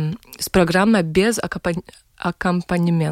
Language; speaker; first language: Russian; non-native, local second language; Latvian